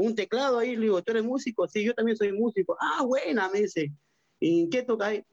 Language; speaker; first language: Spanish; native; Spanish